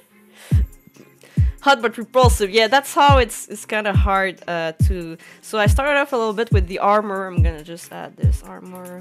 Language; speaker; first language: English; non-native, fluent; French